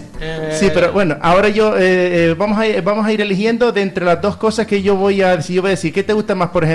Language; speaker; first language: Spanish; native; Spanish